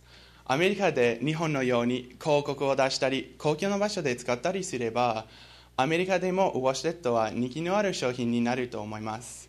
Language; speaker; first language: Japanese; non-native, learner; English